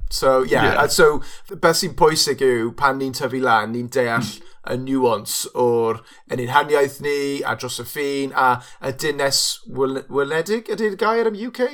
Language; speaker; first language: Welsh; non-native, local second language; English